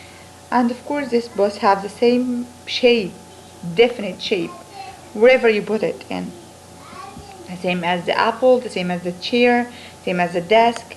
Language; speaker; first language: English; non-native, fluent; Arabic